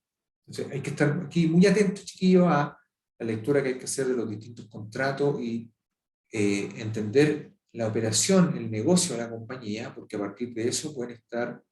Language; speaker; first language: Spanish; native; Spanish